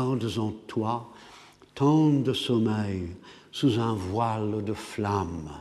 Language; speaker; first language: French; non-native, fluent; English